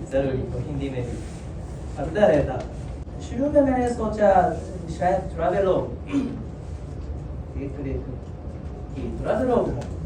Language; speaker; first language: Hindi; non-native, fluent; Japanese